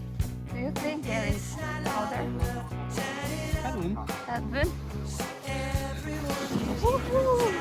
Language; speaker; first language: English; non-native, learner; Korean